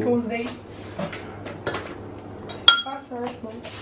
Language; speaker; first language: English; non-native, learner; Italian